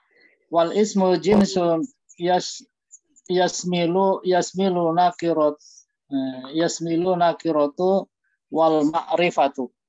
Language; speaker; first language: Arabic; non-native, learner; Indonesian